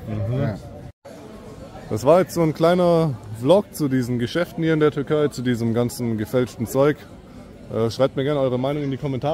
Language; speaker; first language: German; native; German